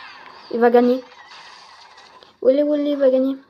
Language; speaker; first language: French; native; French